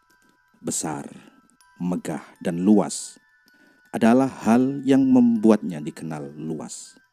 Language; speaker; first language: Indonesian; native; Indonesian